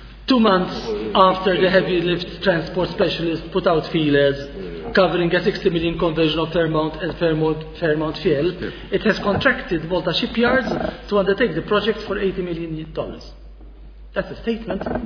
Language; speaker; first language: English; non-native, local second language; Maltese